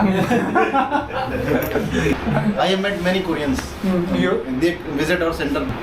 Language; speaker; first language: English; non-native, local second language; Hindi